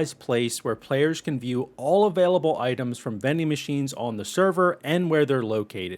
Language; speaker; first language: English; native; English